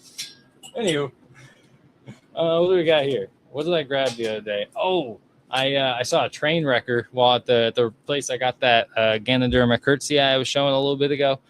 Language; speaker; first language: English; native; English